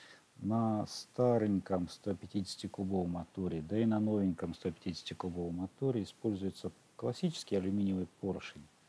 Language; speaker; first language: Russian; native; Russian